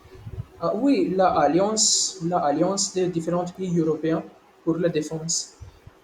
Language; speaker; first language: French; non-native, learner; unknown